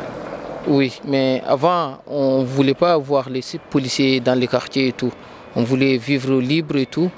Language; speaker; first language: French; non-native, learner; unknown